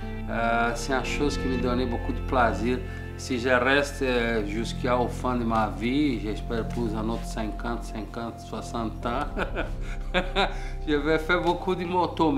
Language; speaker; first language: French; non-native, fluent; Portuguese